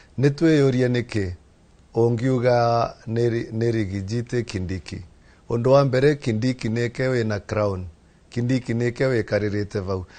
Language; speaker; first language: Kikuyu; non-native, local second language; Embu